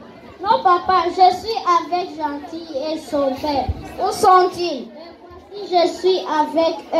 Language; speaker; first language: French; non-native, learner; Kinyarwanda